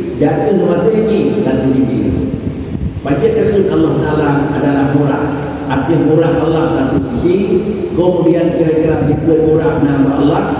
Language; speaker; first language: Malay; non-native, local second language; Achinese